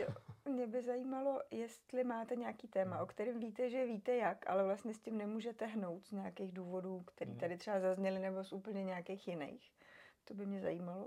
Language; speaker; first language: Czech; native; Czech